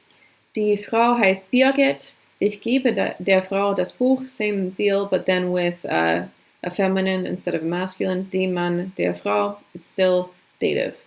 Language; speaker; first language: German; non-native, fluent; English